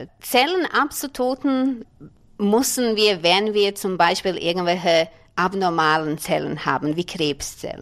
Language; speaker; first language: German; non-native, fluent; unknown